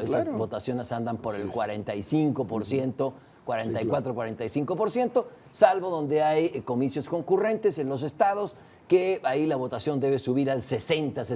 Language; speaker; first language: Spanish; native; Spanish